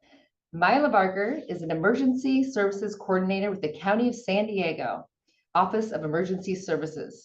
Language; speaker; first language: English; native; English